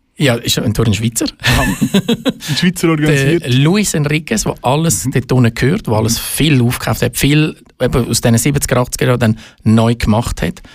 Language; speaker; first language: German; native; German